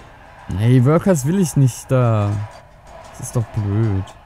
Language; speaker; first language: German; native; German